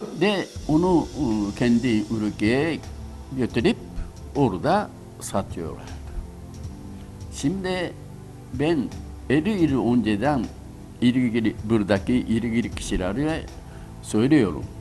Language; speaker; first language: Turkish; non-native, learner; Japanese